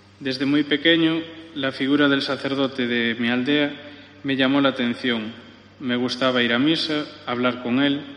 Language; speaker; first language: Spanish; native; Spanish